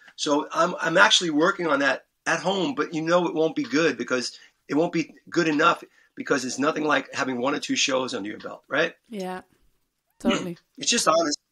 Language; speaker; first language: English; native; English